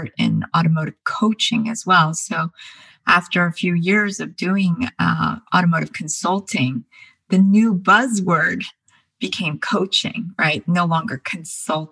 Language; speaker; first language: English; early bilingual, other home language; Korean